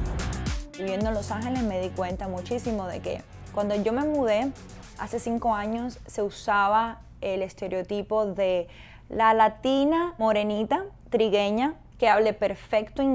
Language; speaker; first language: Spanish; native; Spanish